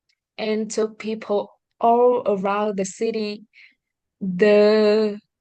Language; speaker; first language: English; non-native, learner; Vietnamese